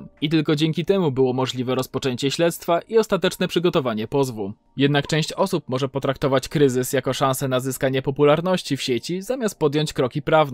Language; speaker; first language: Polish; native; Polish